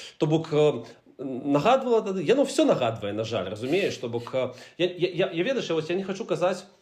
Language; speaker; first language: Belarusian; non-native, local second language; Russian